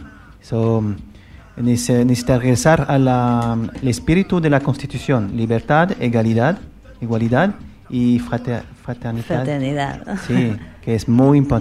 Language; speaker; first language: Spanish; non-native, learner; French